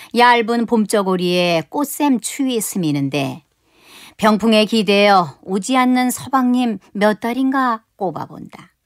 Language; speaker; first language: Korean; native; Korean